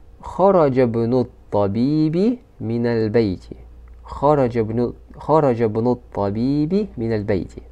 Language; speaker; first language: Arabic; non-native, fluent; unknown